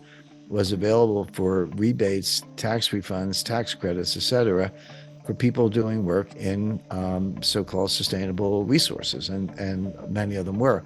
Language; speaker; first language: English; native; English